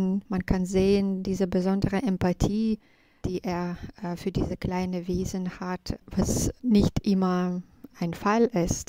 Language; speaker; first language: German; non-native, fluent; Belarusian